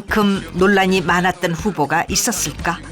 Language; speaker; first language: Korean; native; Korean